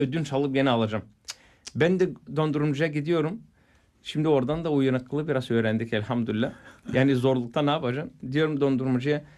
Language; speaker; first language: Turkish; non-native, fluent; Bulgarian